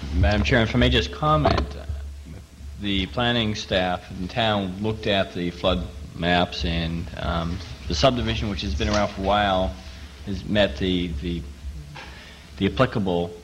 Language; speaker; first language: English; native; English